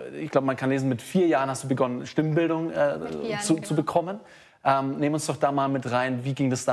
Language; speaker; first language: German; native; German